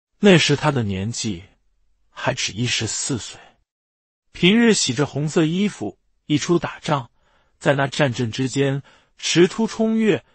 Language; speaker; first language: Chinese; native; Chinese